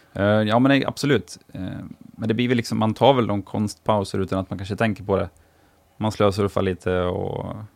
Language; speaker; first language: Swedish; native; Swedish